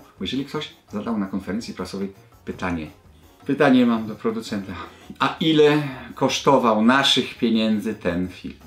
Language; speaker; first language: Polish; native; Polish